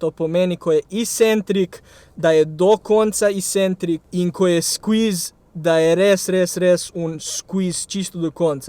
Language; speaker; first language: Slovenian; native; Slovenian